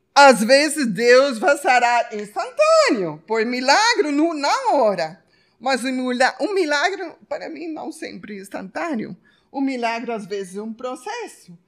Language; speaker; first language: Portuguese; non-native, fluent; Spanish